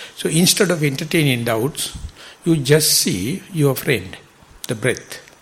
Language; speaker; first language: English; non-native, local second language; Sinhala